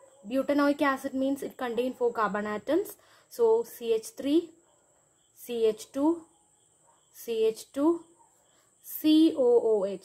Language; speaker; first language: English; non-native, local second language; Malayalam